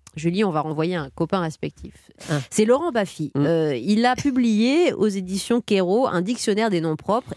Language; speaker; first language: French; native; French